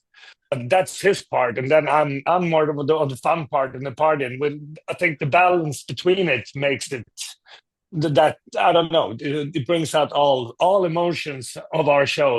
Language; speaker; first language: English; non-native, fluent; Swedish